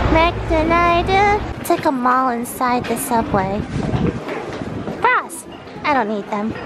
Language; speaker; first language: English; early bilingual, other home language; Korean